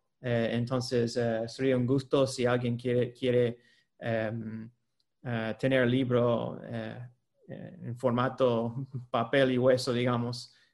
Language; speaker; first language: Spanish; non-native, fluent; English